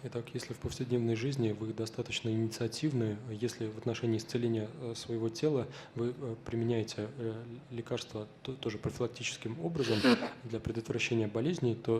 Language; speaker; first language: Russian; native; Russian